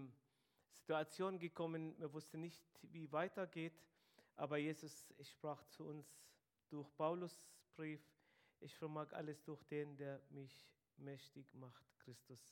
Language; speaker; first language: German; non-native, fluent; Arabic